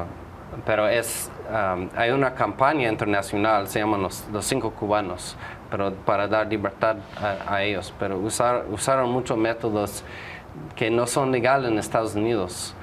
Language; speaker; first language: Spanish; non-native, fluent; English